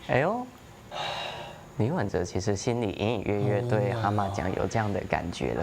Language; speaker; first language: Chinese; native; Chinese